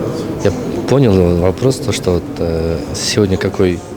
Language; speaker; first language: Russian; non-native, local second language; Kyrgyz